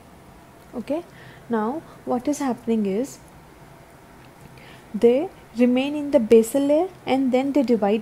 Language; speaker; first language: English; non-native, local second language; Hindi